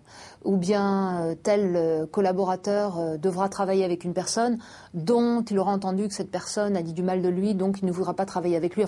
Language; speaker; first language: French; native; French